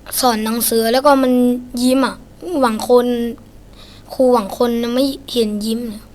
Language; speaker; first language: Thai; non-native, learner; Shan